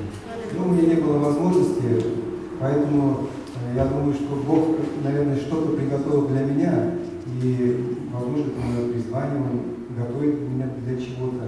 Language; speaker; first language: Russian; non-native, fluent; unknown